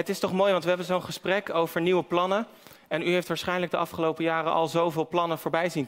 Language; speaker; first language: Dutch; native; Dutch